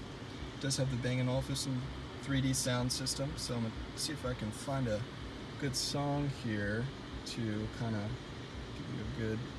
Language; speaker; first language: English; native; English